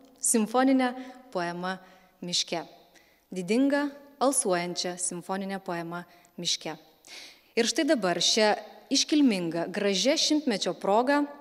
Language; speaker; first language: Lithuanian; native; Lithuanian